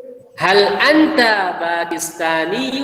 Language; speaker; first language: Arabic; non-native, fluent; Indonesian